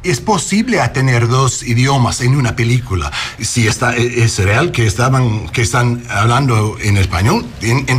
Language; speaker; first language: Spanish; early bilingual, heritage; English